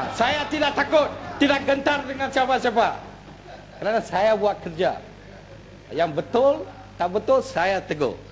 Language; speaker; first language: Malay; non-native, local second language; Tamil